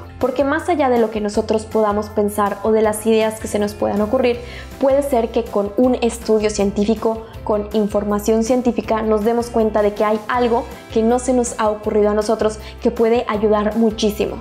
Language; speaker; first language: Spanish; native; Spanish